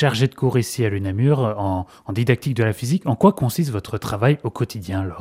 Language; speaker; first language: French; native; French